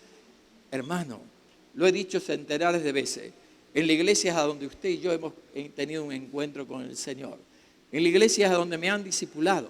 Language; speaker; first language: Spanish; native; Spanish